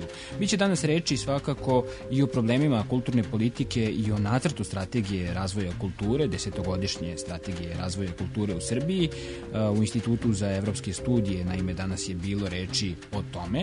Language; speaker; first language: Serbian; native; Serbian